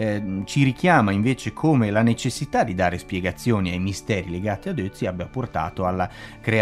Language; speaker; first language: Italian; native; Italian